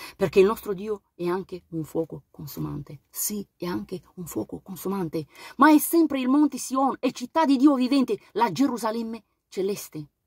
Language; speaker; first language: Italian; non-native, fluent; Romanian